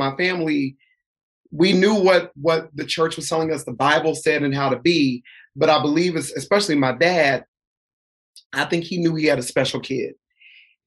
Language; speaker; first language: English; native; English